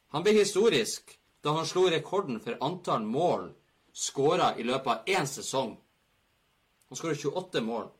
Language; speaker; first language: Norwegian; native; Norwegian